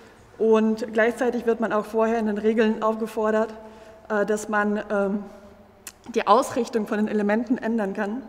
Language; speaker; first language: German; native; German